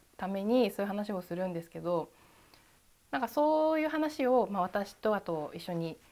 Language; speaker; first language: Japanese; native; Japanese